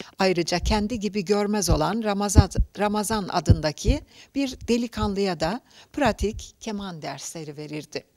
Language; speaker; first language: Turkish; native; Turkish